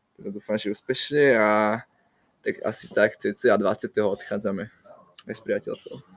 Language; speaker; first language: Slovak; native; Slovak